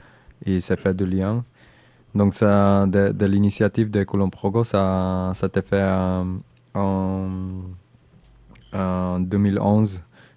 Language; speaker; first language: French; non-native, learner; Indonesian